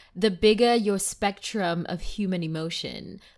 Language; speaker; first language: English; non-native, local second language; Tswana